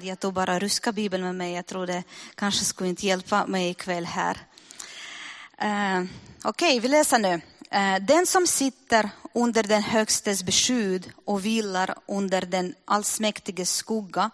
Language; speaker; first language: Swedish; non-native, fluent; Russian